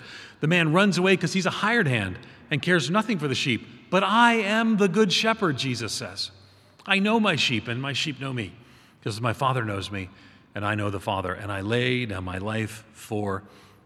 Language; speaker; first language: English; native; English